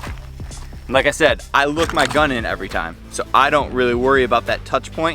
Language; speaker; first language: English; native; English